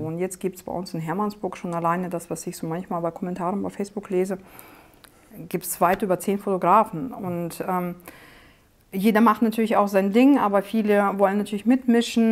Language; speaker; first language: German; non-native, fluent; Russian